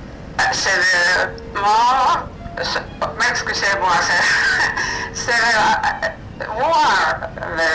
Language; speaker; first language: French; non-native, learner; Finnish